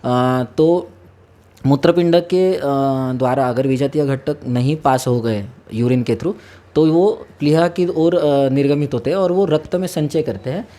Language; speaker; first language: Hindi; non-native, local second language; Marathi